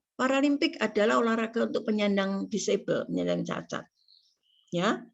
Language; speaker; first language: Indonesian; native; Indonesian